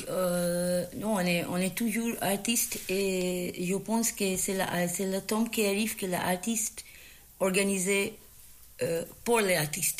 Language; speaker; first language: French; non-native, learner; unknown